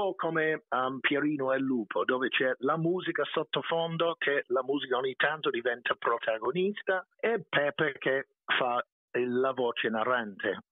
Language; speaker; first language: Italian; non-native, fluent; English